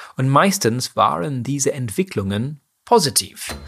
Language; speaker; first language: German; non-native, fluent; English